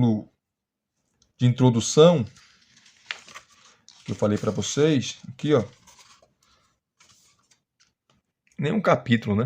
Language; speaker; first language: Portuguese; native; Portuguese